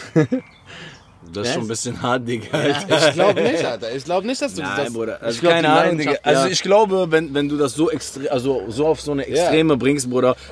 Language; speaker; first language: German; non-native, fluent; Arabic